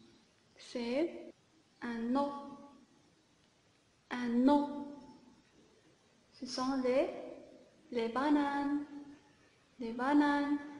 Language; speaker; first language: French; non-native, local second language; Arabic